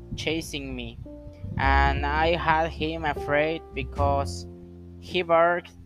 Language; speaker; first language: English; non-native, learner; Spanish